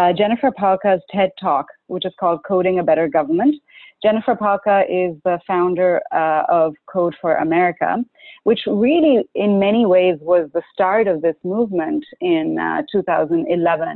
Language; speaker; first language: English; non-native, local second language; Urdu